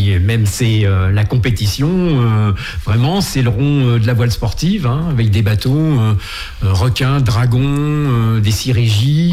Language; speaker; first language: French; native; French